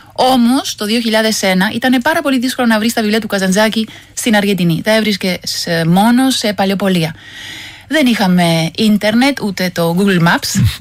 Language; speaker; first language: Greek; non-native, fluent; Spanish